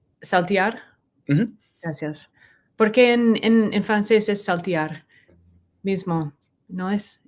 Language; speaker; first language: Spanish; non-native, learner; English